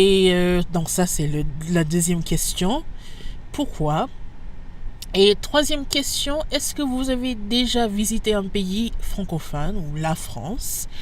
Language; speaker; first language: French; non-native, fluent; English